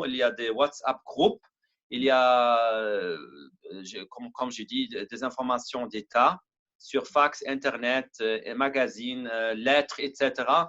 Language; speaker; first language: French; non-native, learner; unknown